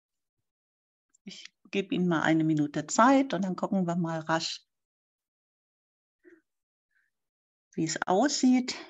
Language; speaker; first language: German; native; German